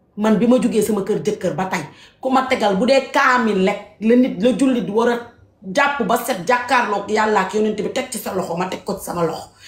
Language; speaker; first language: Wolof; native; Wolof